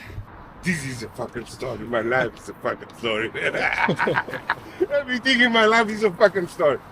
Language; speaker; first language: English; non-native, learner; Portuguese